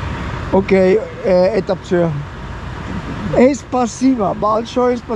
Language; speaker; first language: Russian; non-native, learner; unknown